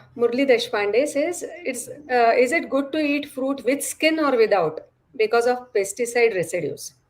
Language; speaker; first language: English; non-native, local second language; Marathi